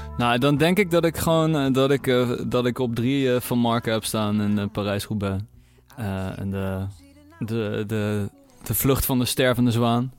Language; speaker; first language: Dutch; native; Dutch